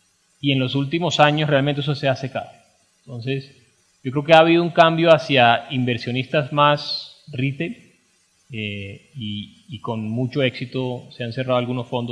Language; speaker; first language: Spanish; native; Spanish